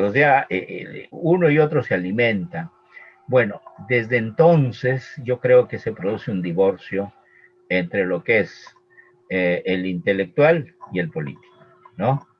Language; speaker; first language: Spanish; native; Spanish